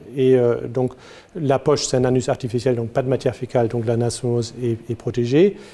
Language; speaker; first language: French; non-native, fluent; German